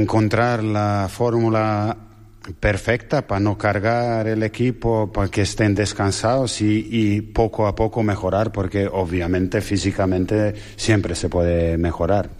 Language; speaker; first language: Spanish; non-native, fluent; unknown